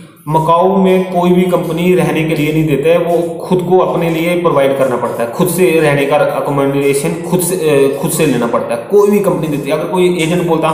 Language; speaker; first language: Hindi; native; Hindi